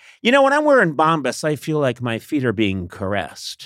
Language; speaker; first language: English; native; English